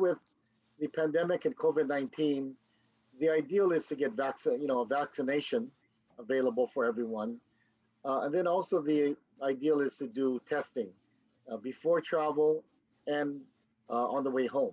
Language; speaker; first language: English; native; English